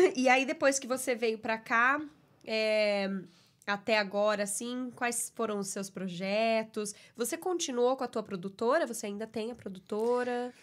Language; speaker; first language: Portuguese; native; Portuguese